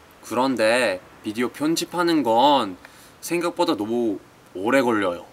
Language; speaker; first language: Korean; non-native, fluent; English